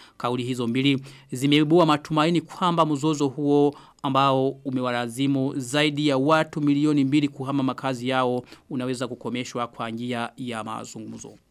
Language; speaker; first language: Swahili; non-native, local second language; Rundi